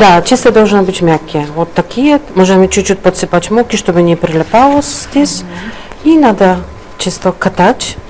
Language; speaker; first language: Russian; non-native, fluent; Polish